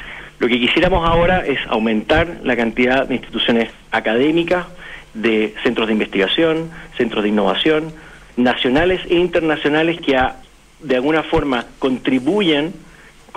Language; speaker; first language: Spanish; native; Spanish